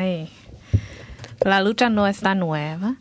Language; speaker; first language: Spanish; non-native, learner; English